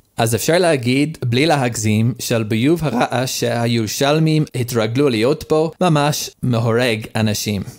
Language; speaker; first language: Hebrew; non-native, learner; English